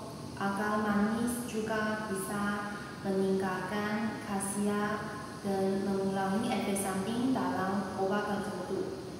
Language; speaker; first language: Indonesian; non-native, learner; Chinese